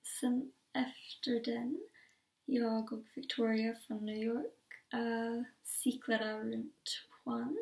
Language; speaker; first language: Swedish; non-native, learner; English